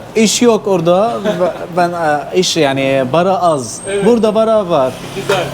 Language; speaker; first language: Turkish; non-native, learner; Arabic